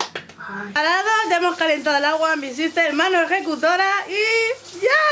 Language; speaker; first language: Spanish; native; Spanish